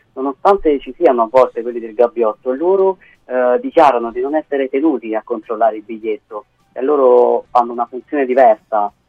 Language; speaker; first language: Italian; native; Italian